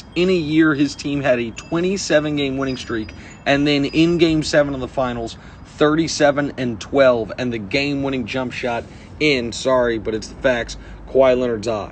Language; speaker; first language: English; native; English